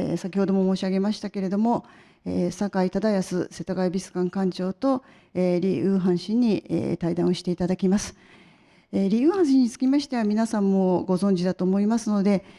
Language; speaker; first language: Japanese; native; Japanese